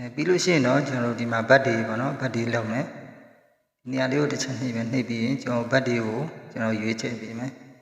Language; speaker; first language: Burmese; native; Burmese